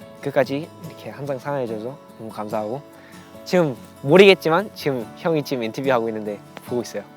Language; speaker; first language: Korean; early bilingual, heritage; English